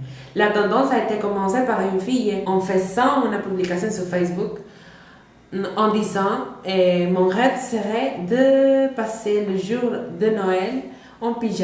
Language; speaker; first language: French; non-native, learner; Spanish